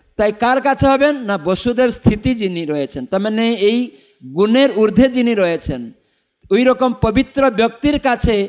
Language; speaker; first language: Bangla; non-native, fluent; Odia